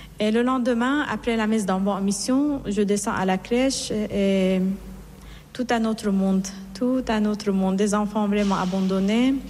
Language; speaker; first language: French; non-native, fluent; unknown